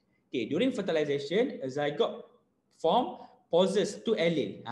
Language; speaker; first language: English; non-native, local second language; Malay